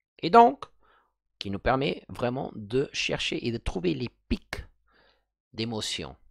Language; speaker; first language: French; non-native, fluent; Spanish